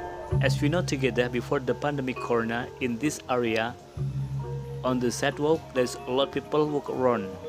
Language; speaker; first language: English; non-native, local second language; Indonesian